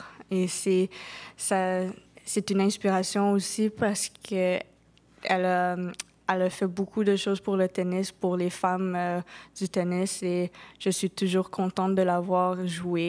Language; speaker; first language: French; non-native, local second language; English